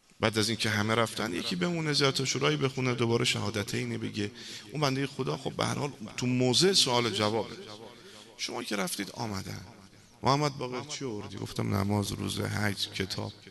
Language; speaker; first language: Persian; non-native, local second language; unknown